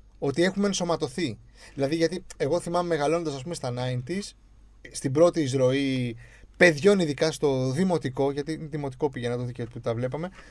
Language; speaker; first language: Greek; native; Greek